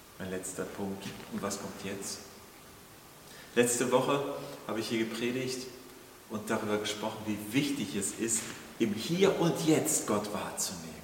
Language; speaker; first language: German; native; German